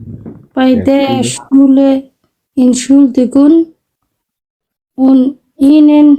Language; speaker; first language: German; non-native, learner; Somali